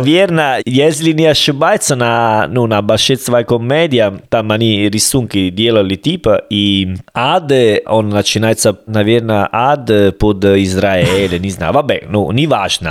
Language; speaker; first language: Russian; non-native, learner; Italian